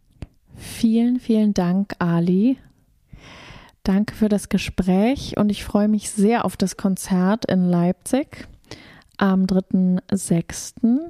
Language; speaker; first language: German; native; German